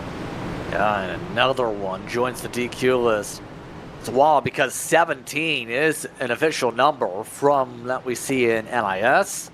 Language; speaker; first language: English; native; English